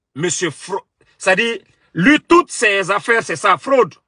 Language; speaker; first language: French; non-native, local second language; Mandingo